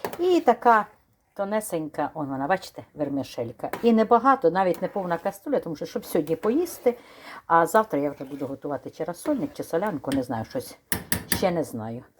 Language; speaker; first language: Ukrainian; native; Ukrainian